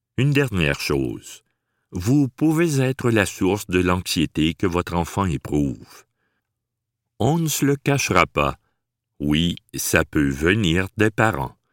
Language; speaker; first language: French; native; French